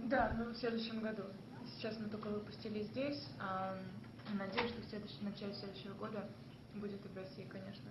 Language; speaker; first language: Russian; early bilingual, heritage; Russian